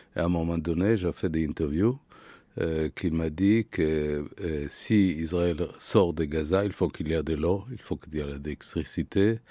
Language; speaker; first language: French; non-native, fluent; Hebrew